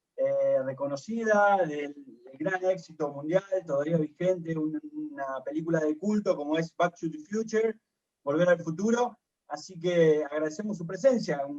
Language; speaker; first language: Spanish; native; Spanish